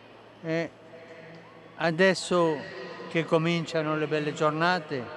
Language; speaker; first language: Italian; non-native, fluent; Spanish